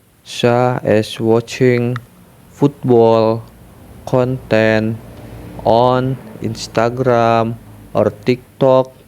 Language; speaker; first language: English; non-native, learner; Indonesian